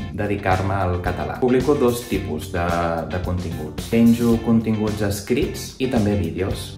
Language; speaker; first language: Catalan; native; Catalan